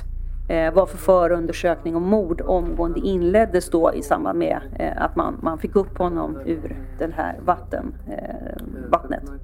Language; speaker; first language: Swedish; native; Swedish